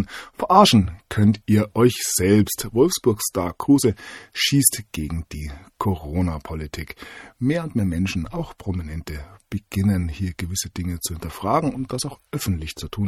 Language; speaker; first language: German; native; German